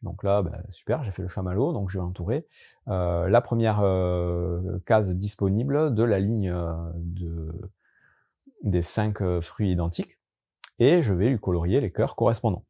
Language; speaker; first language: French; native; French